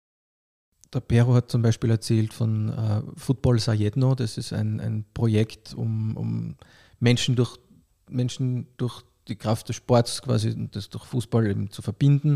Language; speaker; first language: German; native; German